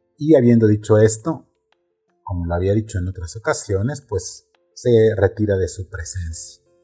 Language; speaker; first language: Spanish; native; Spanish